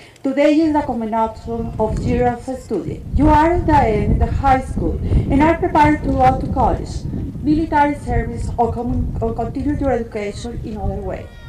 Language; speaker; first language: English; non-native, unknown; Spanish